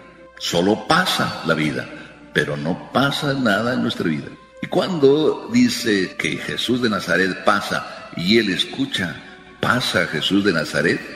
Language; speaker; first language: Spanish; native; Spanish